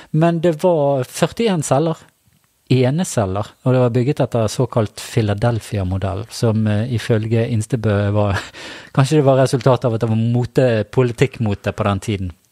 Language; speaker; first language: Norwegian; native; Norwegian